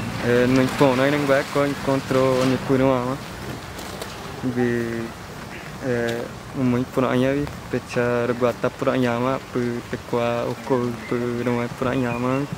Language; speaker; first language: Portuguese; non-native, local second language; Guarani